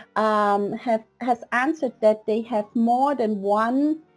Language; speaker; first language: English; non-native, fluent; German